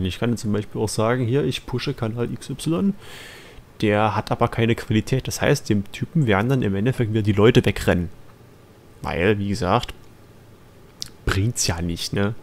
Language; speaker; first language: German; native; German